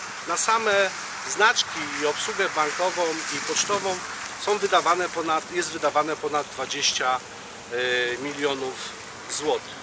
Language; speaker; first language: Polish; native; Polish